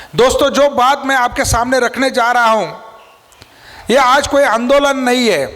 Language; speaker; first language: Hindi; non-native, local second language; Marathi